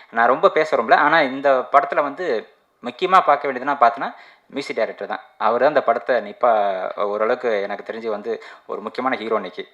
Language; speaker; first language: Tamil; native; Tamil